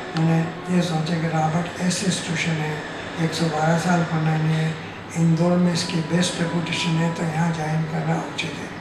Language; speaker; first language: Hindi; native; Hindi